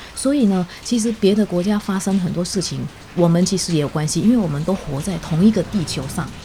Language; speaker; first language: Chinese; non-native, fluent; Indonesian